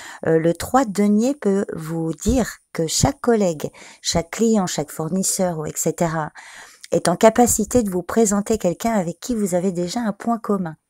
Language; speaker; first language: French; native; French